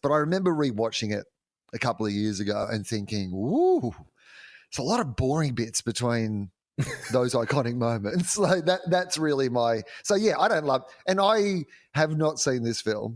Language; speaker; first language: English; native; English